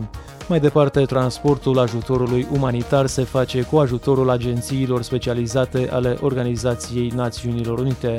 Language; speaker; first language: Romanian; native; Romanian